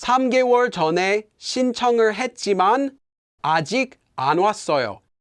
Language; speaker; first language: Korean; non-native, fluent; English